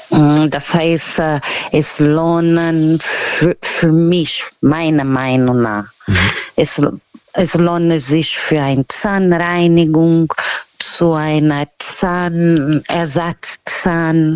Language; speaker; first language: German; non-native, learner; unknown